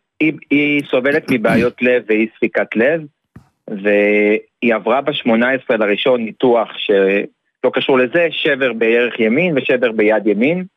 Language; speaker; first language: Hebrew; native; Hebrew